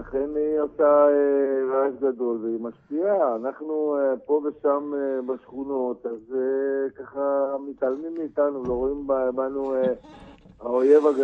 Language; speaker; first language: Hebrew; native; Hebrew